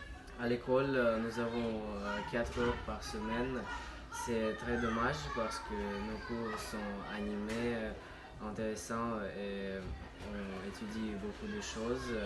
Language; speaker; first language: French; non-native, fluent; Russian